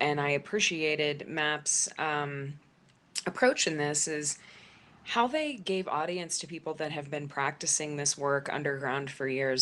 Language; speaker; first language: English; native; English